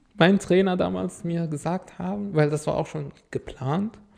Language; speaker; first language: German; non-native, fluent; Arabic